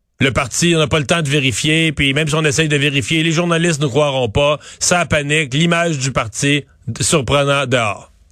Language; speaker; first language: French; native; French